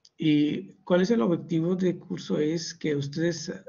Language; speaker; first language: Spanish; non-native, fluent; Hindi